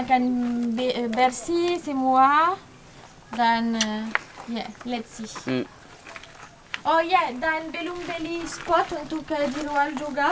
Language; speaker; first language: Indonesian; non-native, learner; French